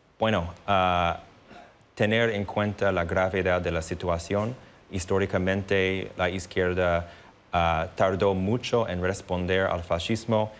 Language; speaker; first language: Spanish; non-native, fluent; English